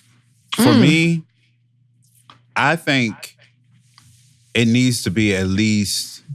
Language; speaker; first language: English; native; English